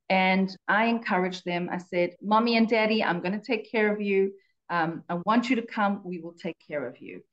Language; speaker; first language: English; native; English